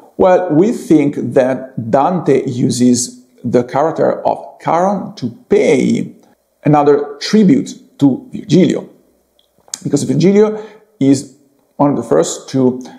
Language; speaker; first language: English; non-native, fluent; Italian